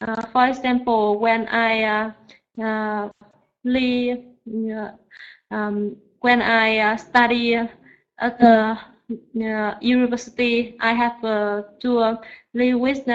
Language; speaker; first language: English; non-native, learner; Vietnamese